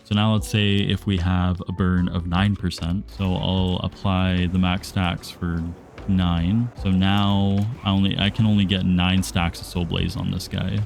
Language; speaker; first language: English; native; English